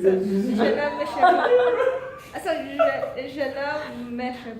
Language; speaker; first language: French; non-native, learner; Japanese